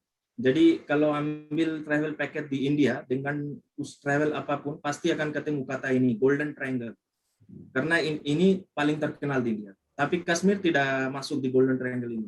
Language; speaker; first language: Indonesian; non-native, fluent; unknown